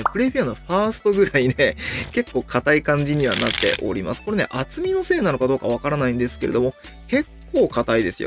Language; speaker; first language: Japanese; native; Japanese